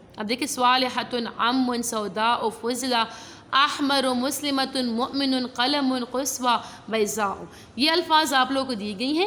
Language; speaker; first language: Urdu; non-native, local second language; Pashto